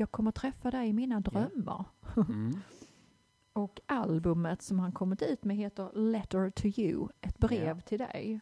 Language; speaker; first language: Swedish; native; Swedish